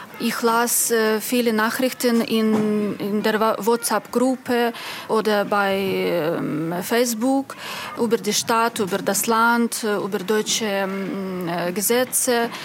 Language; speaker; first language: German; non-native, learner; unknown